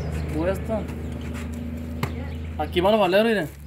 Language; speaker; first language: Spanish; native; Spanish